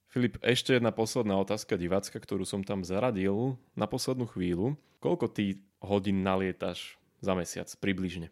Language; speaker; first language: Slovak; native; Slovak